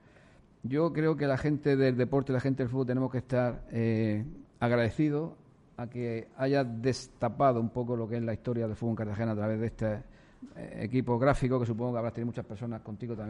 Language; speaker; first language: Spanish; native; Spanish